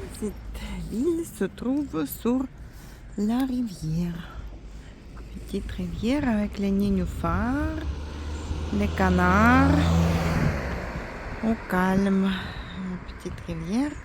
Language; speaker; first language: French; non-native, fluent; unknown